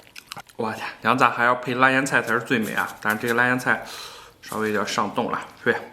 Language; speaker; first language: Chinese; native; Chinese